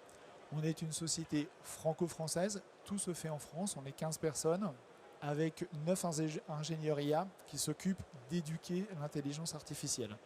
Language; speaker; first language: French; native; French